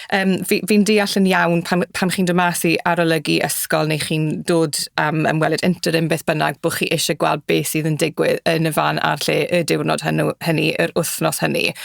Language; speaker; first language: Welsh; native; Welsh